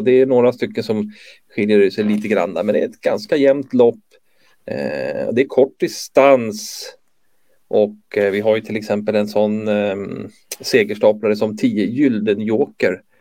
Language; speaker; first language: Swedish; native; Swedish